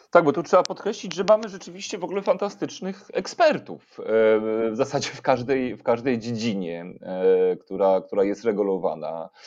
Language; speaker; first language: Polish; native; Polish